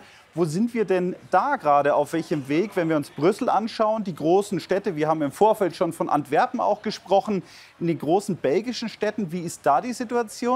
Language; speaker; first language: German; native; German